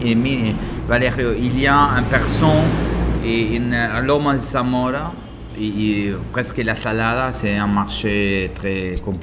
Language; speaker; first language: French; non-native, learner; Italian